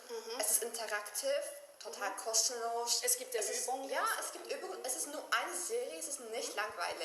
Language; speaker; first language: German; non-native, learner; Chinese